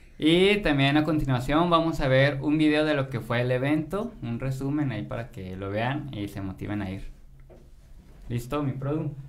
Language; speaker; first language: Spanish; native; Spanish